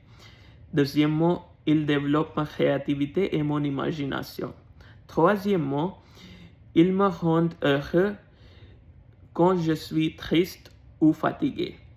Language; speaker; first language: French; non-native, learner; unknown